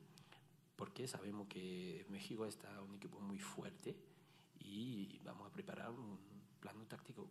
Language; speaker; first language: Spanish; non-native, learner; French